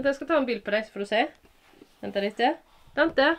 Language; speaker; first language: Swedish; native; Swedish